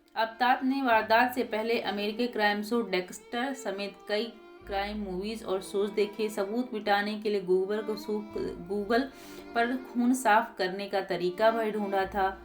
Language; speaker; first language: Hindi; native; Hindi